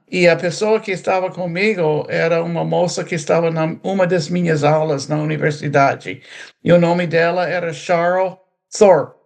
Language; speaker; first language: Portuguese; non-native, fluent; English